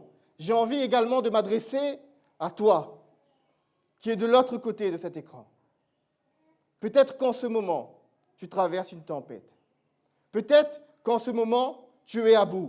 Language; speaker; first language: French; native; French